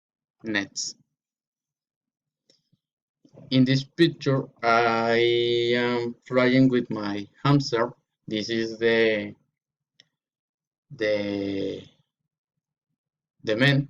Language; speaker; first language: English; non-native, learner; Spanish